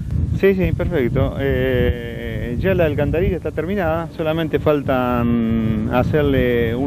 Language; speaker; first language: Spanish; native; Spanish